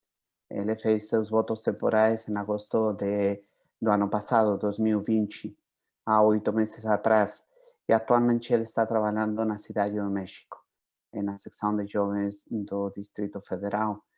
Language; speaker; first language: Portuguese; non-native, fluent; Spanish